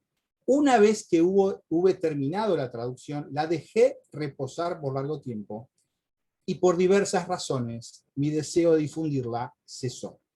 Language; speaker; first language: Spanish; native; Spanish